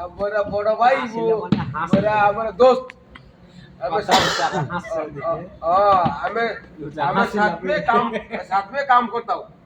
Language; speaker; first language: Hindi; non-native, local second language; Odia